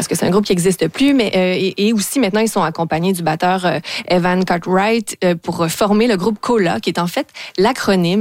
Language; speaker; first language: French; native; French